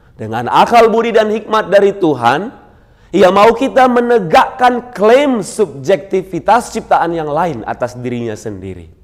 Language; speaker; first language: Indonesian; non-native, local second language; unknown